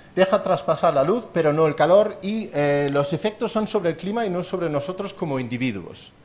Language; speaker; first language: Spanish; non-native, fluent; Danish